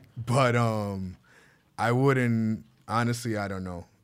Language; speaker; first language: English; early bilingual, other home language; Spanish